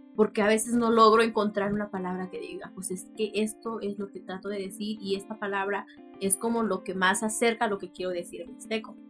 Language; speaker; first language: Spanish; non-native, local second language; Mixtepec Mixtec